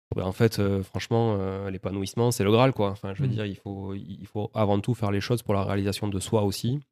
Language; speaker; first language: French; native; French